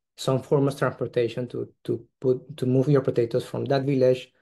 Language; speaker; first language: English; non-native, fluent; Spanish